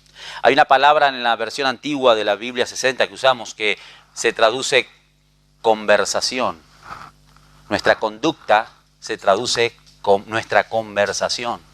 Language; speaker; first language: Spanish; native; Spanish